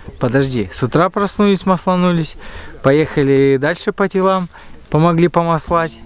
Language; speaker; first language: Russian; native; Russian